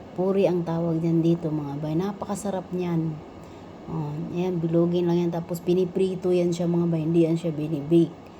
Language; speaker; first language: Filipino; non-native, local second language; Cebuano